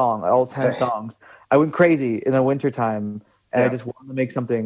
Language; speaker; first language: English; native; English